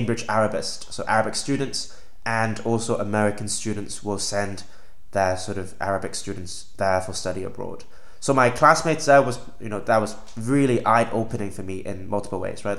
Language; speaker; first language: English; non-native, local second language; Cantonese